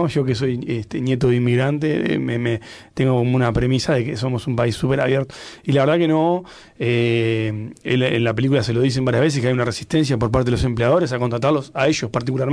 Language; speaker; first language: Spanish; native; Spanish